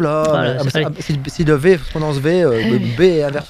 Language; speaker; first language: French; native; French